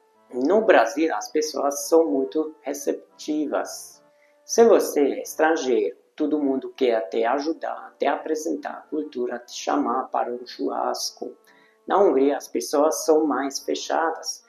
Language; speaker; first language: Portuguese; non-native, fluent; Hungarian